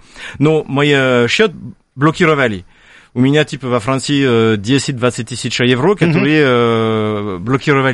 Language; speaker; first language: Russian; non-native, fluent; French